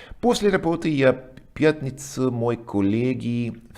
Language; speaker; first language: Russian; non-native, fluent; English